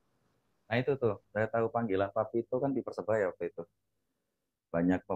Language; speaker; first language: Indonesian; native; Indonesian